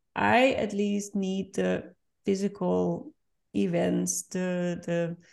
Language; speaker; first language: English; non-native, fluent; Dutch